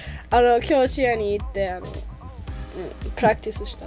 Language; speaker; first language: Japanese; early bilingual, other home language; English